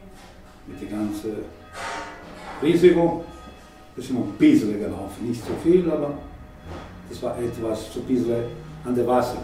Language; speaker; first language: German; non-native, learner; Italian